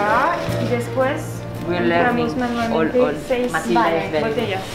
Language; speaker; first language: Spanish; non-native, fluent; French